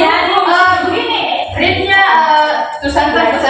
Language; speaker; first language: English; non-native, learner; Indonesian